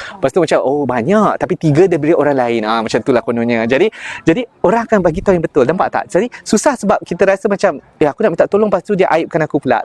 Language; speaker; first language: Malay; native; Malay